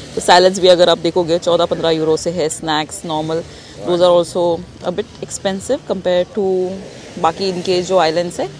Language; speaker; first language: Hindi; native; Hindi